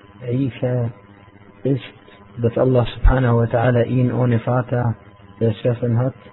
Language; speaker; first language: German; non-native, fluent; Arabic